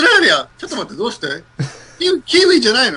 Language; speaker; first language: Japanese; non-native, fluent; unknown